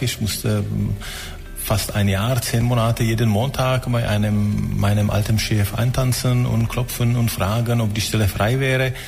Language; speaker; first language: German; non-native, fluent; Czech